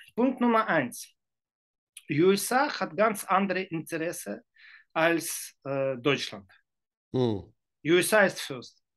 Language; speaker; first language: German; non-native, learner; Ukrainian